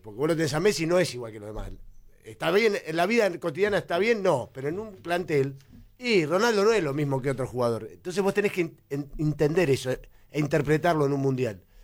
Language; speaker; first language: Spanish; native; Spanish